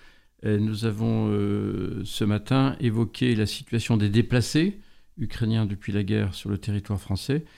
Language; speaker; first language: French; native; French